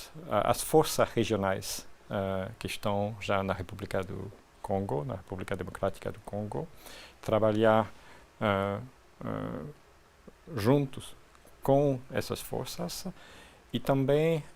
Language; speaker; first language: Portuguese; non-native, fluent; French